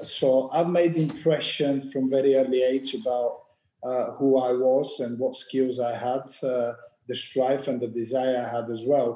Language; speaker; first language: English; non-native, fluent; Bulgarian